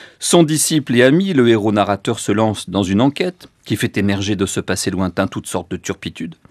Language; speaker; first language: French; native; French